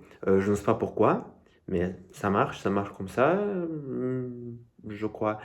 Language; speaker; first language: French; non-native, learner; Russian